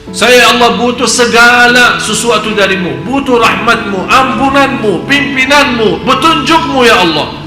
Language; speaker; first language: Indonesian; non-native, fluent; Arabic